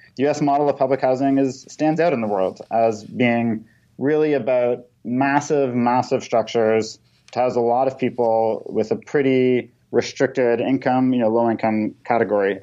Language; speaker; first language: English; native; English